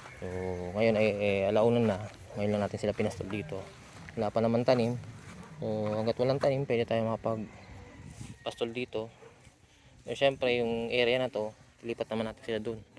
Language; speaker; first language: Filipino; non-native, local second language; Bikol